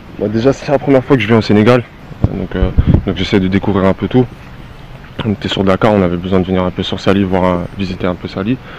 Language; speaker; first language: French; native; French